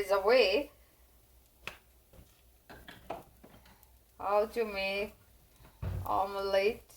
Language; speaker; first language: English; non-native, learner; Hindi